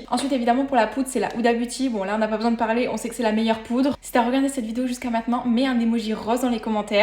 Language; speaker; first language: French; native; French